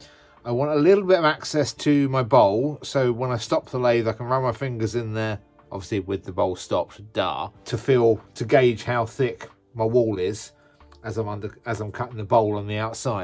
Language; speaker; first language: English; native; English